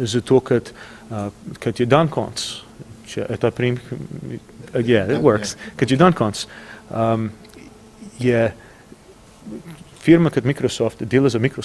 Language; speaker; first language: Slovenian; early bilingual, heritage; English